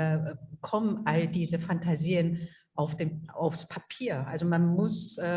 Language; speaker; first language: German; non-native, fluent; Korean